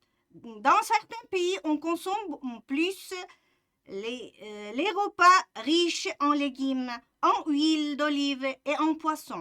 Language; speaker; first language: French; non-native, fluent; Uzbek